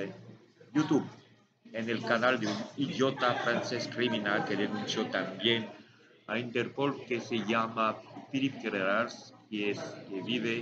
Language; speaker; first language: Spanish; non-native, learner; French